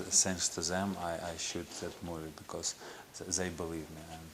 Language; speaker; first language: English; non-native, learner; Ukrainian